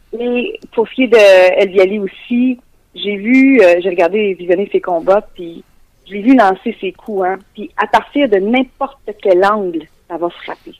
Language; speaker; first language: French; native; French